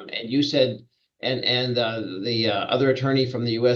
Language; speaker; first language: English; native; English